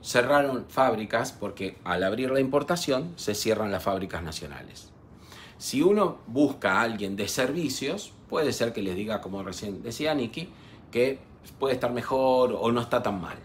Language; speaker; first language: Spanish; native; Spanish